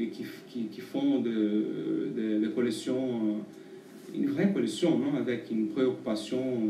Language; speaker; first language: French; non-native, fluent; Portuguese